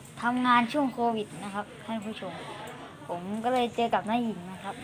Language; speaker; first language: Thai; native; Thai